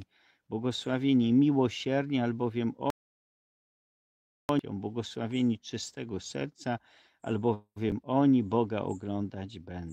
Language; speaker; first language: Polish; native; Polish